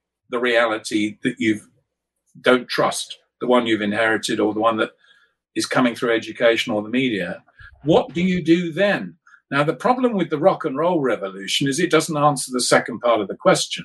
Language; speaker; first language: English; native; English